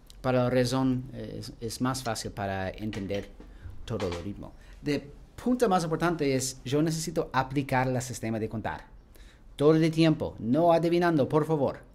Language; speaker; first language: Spanish; non-native, learner; English